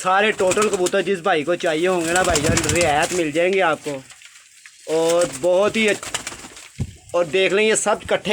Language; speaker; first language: Hindi; non-native, local second language; Punjabi